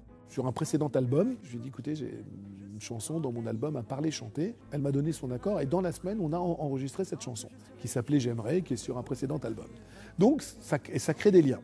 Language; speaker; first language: French; native; French